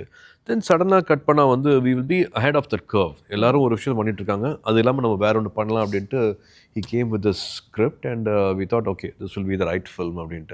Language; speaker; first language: Tamil; native; Tamil